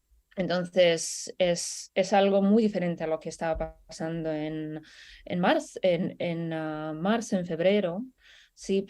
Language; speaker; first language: Spanish; non-native, fluent; Russian